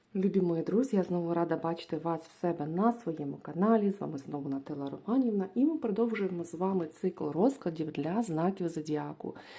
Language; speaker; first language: Ukrainian; non-native, local second language; Russian